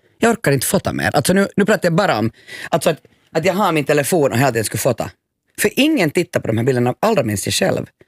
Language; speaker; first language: Swedish; native; Swedish